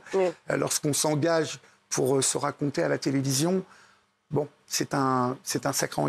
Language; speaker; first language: French; native; French